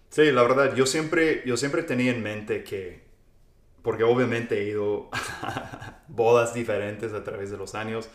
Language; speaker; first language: Spanish; non-native, fluent; English